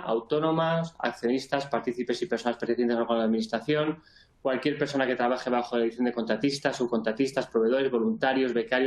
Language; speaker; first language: Spanish; native; Spanish